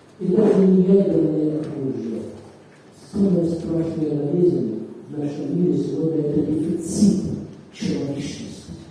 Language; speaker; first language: Russian; non-native, fluent; Arabic